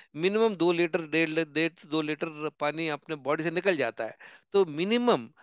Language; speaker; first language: Hindi; non-native, local second language; Telugu